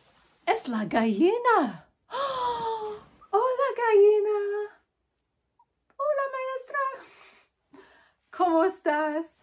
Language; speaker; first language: Spanish; non-native, fluent; English